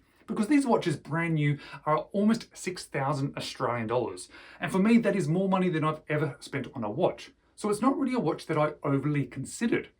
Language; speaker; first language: English; native; English